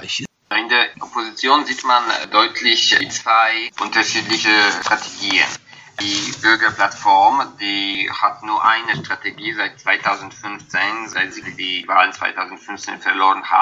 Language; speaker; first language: German; non-native, fluent; Polish